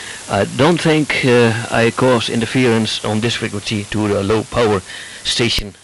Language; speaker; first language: English; non-native, fluent; Dutch